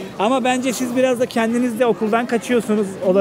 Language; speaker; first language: Turkish; native; Turkish